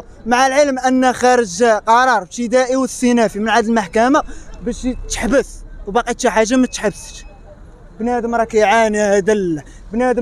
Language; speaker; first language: Arabic; native; Arabic